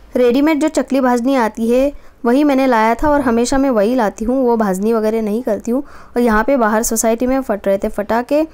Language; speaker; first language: Hindi; non-native, local second language; Marathi